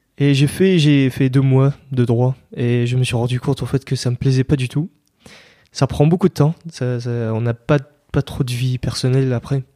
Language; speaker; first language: French; early bilingual, other home language; Kurdish